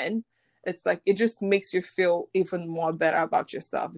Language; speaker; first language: English; non-native, local second language; Igbo